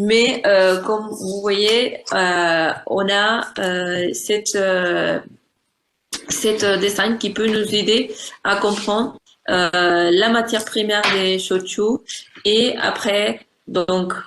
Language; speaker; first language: French; non-native, fluent; Spanish